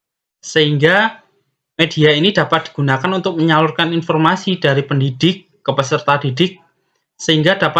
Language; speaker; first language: Indonesian; native; Indonesian